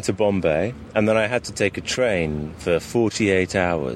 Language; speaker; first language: English; native; English